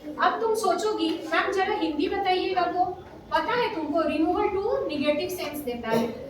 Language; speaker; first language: Hindi; native; Hindi